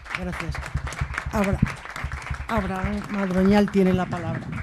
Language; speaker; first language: Spanish; native; Spanish